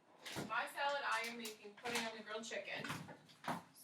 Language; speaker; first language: English; native; English